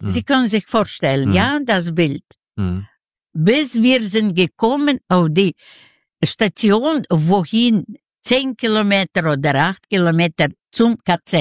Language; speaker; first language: German; non-native, learner; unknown